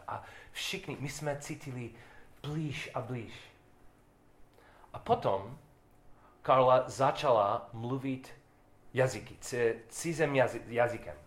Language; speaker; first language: Czech; non-native, learner; English